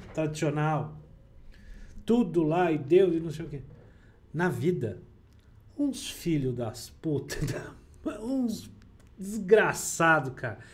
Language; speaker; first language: Portuguese; native; Portuguese